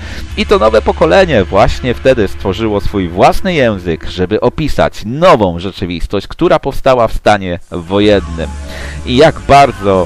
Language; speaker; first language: Polish; native; Polish